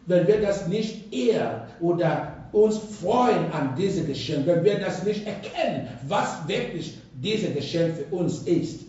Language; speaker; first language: German; non-native, fluent; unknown